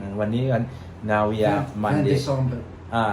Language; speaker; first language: Thai; native; Thai